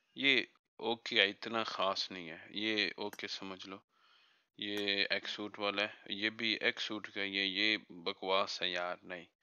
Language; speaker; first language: Urdu; non-native, local second language; Punjabi